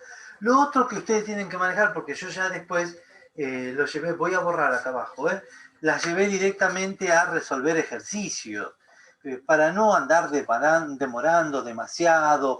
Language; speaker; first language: Spanish; native; Spanish